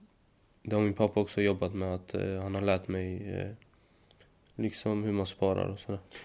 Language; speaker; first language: Swedish; native; Swedish